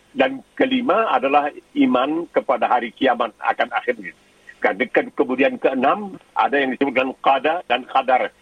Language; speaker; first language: Indonesian; native; Indonesian